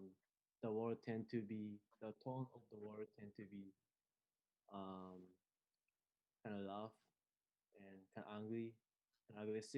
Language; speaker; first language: English; non-native, fluent; Japanese